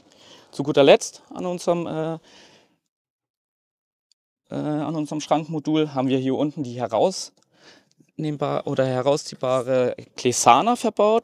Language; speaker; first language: German; native; German